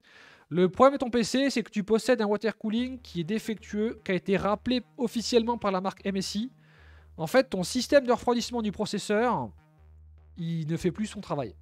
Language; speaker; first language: French; native; French